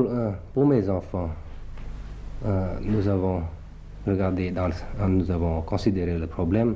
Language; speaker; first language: French; early bilingual, other home language; Thai